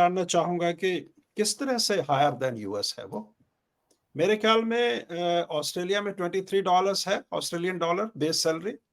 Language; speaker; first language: Hindi; native; Hindi